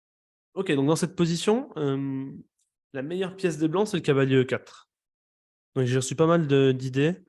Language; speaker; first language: French; native; French